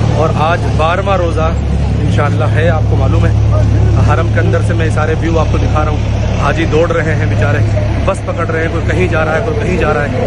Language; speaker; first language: Urdu; native; Urdu